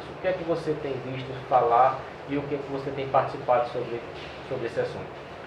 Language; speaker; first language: Portuguese; native; Portuguese